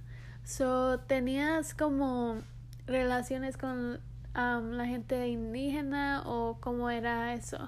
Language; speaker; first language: Spanish; early bilingual, heritage; English